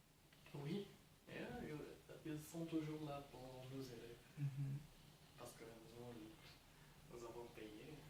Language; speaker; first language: French; non-native, fluent; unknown